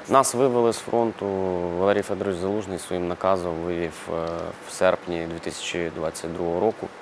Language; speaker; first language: Ukrainian; non-native, local second language; Russian